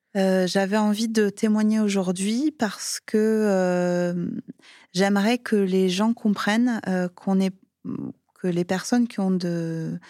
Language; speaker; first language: French; native; French